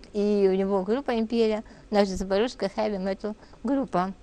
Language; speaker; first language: Russian; native; Russian